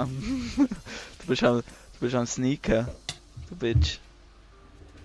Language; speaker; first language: German; native; German